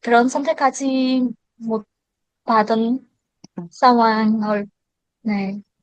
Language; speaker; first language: Korean; non-native, learner; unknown